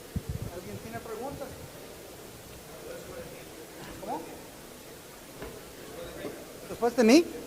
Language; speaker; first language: Spanish; non-native, learner; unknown